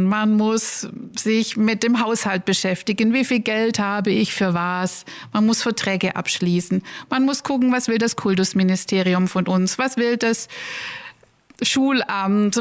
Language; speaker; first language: German; native; German